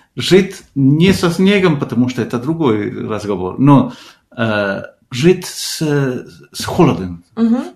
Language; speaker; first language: Russian; non-native, fluent; Spanish